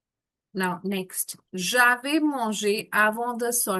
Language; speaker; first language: French; non-native, fluent; Hindi